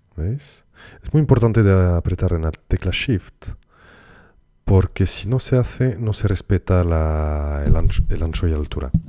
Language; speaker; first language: Spanish; early bilingual, heritage; Spanish